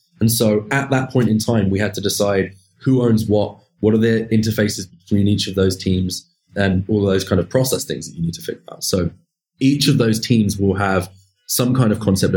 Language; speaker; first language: English; native; English